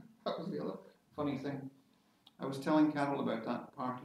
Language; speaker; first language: English; native; English